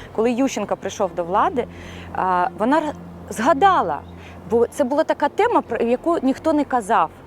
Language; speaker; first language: Ukrainian; non-native, local second language; Russian